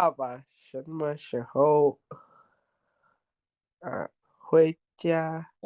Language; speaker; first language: Chinese; non-native, learner; Indonesian